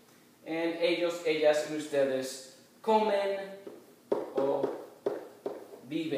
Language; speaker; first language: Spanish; non-native, fluent; English